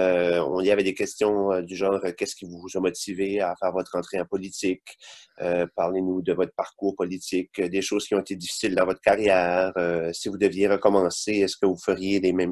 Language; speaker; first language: French; native; French